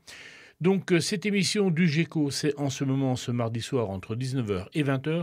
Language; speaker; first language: French; native; French